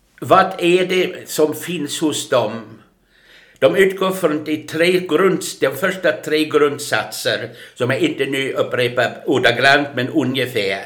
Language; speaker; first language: Swedish; non-native, fluent; German